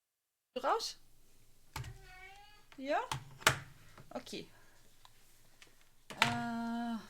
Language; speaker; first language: German; native; German